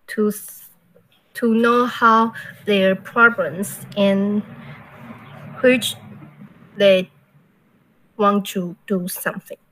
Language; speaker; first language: English; non-native, learner; Chinese